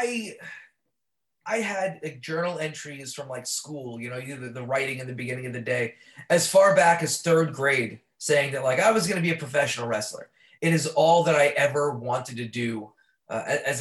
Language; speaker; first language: English; native; English